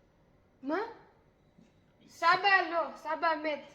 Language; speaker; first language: Hebrew; non-native, learner; Gujarati